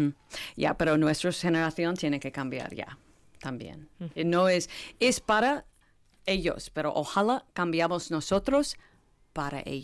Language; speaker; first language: Spanish; non-native, learner; English